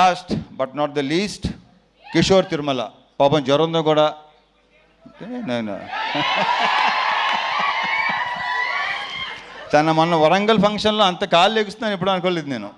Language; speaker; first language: Telugu; native; Telugu